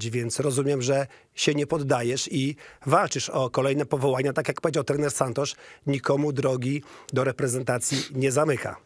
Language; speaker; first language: Polish; native; Polish